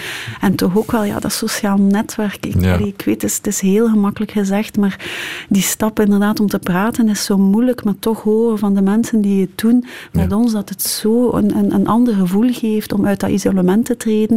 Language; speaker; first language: Dutch; native; Dutch